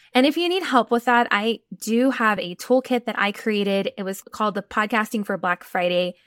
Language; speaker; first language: English; native; English